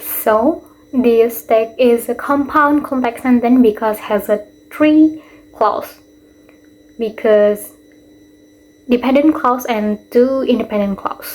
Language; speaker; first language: English; non-native, learner; Indonesian